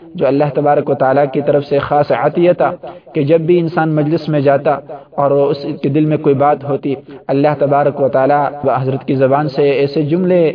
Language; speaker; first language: Urdu; non-native, local second language; Pashto